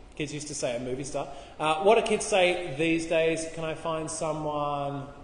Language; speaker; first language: English; native; English